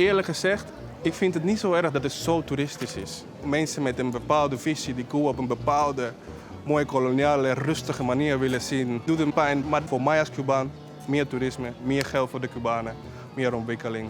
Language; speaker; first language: Dutch; non-native, fluent; Spanish